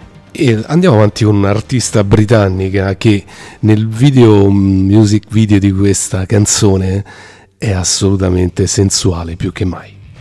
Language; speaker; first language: Italian; native; Italian